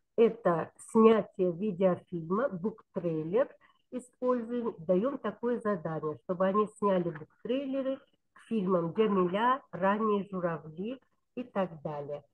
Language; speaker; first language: Russian; non-native, local second language; Kyrgyz